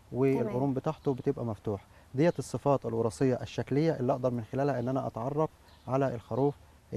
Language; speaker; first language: Arabic; native; Arabic